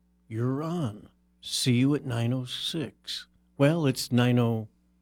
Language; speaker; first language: English; native; English